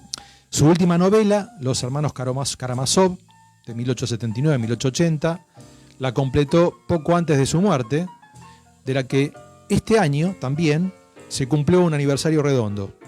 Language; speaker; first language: Spanish; native; Spanish